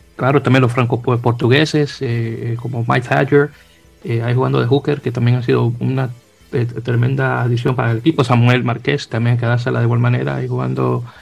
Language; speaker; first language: Spanish; native; Spanish